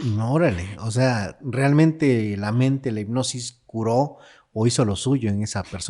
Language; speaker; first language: Spanish; native; Spanish